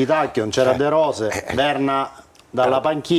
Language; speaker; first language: Italian; native; Italian